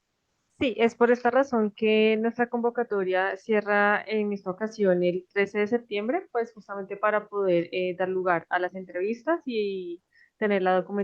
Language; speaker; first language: Spanish; native; Spanish